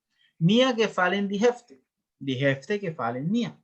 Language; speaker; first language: German; non-native, fluent; Spanish